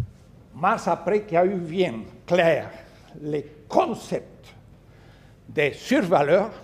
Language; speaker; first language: French; non-native, fluent; Spanish